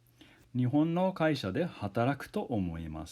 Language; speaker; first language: Japanese; non-native, fluent; English